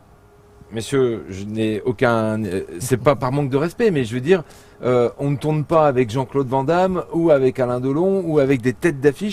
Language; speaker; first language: French; native; French